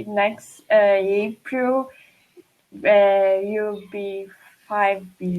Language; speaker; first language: English; non-native, fluent; Portuguese